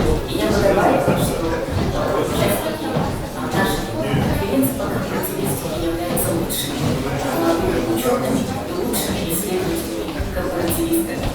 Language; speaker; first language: Russian; native; Russian